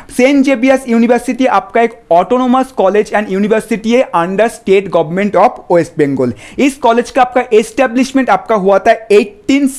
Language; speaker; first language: Hindi; non-native, local second language; Bangla